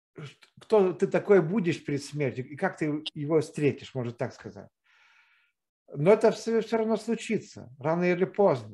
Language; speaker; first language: Russian; non-native, fluent; Lithuanian